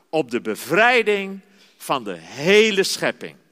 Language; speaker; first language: Dutch; native; Dutch